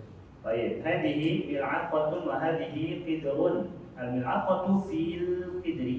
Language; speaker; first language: Arabic; non-native, fluent; Indonesian